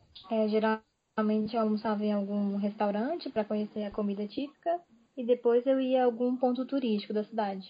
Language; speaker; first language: Spanish; non-native, learner; Portuguese